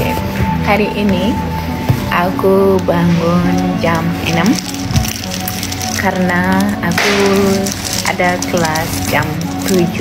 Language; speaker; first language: Indonesian; non-native, learner; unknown